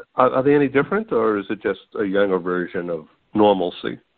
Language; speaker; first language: English; native; English